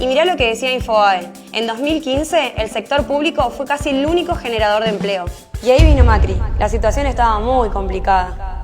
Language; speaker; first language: Spanish; native; Spanish